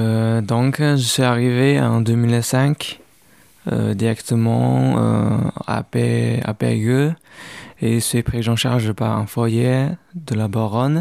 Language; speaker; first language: French; non-native, learner; Chinese